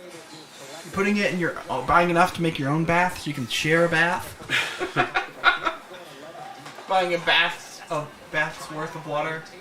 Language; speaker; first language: English; native; English